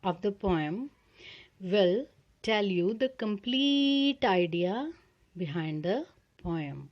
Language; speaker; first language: English; non-native, local second language; Punjabi